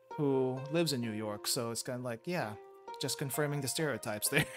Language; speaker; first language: English; native; English